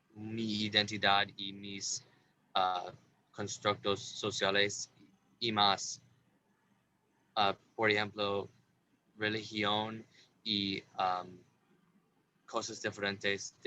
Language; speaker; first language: Spanish; non-native, learner; English